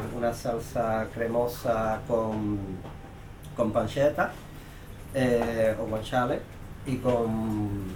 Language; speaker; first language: Spanish; native; Spanish